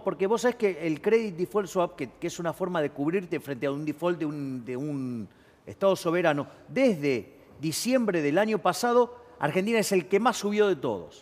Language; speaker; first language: Spanish; native; Spanish